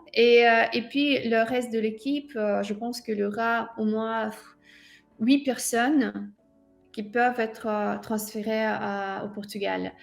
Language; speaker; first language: French; non-native, fluent; Russian